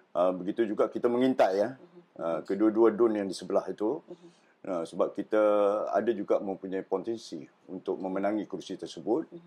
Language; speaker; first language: Malay; native; Malay